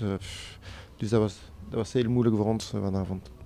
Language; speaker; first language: Dutch; non-native, local second language; French